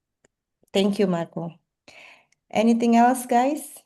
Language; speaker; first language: English; non-native, fluent; Indonesian